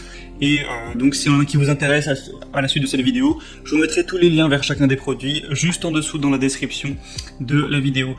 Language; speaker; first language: French; native; French